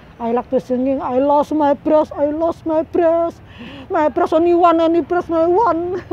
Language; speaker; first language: English; non-native, learner; Indonesian